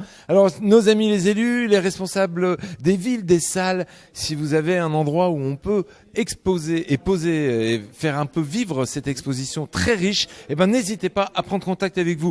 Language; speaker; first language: French; native; French